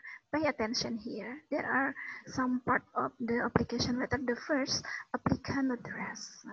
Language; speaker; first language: English; non-native, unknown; Indonesian